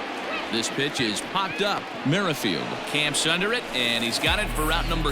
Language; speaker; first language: English; native; English